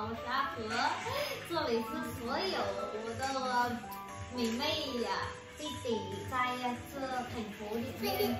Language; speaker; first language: Chinese; non-native, learner; Vietnamese